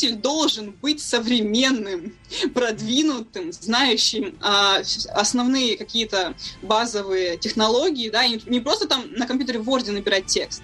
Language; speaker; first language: Russian; native; Russian